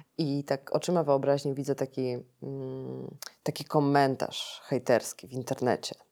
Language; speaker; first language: Polish; native; Polish